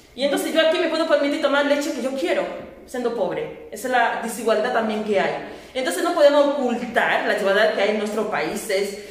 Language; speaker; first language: Spanish; non-native, fluent; Portuguese